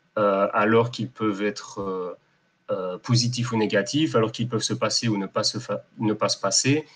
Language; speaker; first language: French; native; French